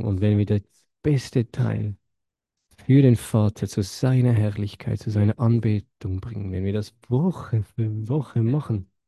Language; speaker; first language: German; non-native, fluent; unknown